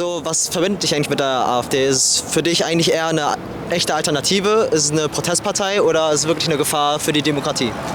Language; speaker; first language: German; native; German